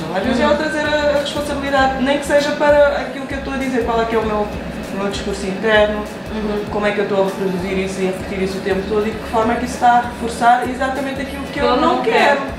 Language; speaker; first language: Portuguese; non-native, local second language; Kabuverdianu